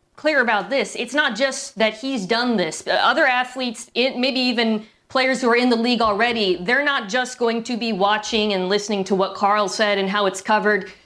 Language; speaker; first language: English; native; English